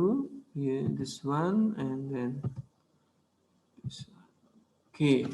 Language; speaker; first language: English; non-native, learner; Indonesian